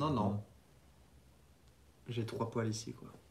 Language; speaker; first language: French; native; French